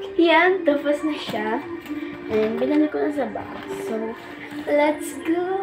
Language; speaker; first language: Filipino; non-native, local second language; Cebuano